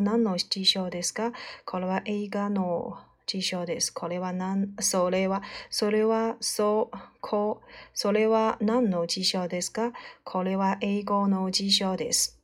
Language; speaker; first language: Japanese; non-native, learner; Chinese